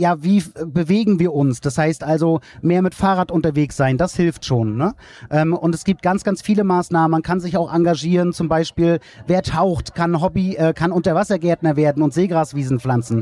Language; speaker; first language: German; native; German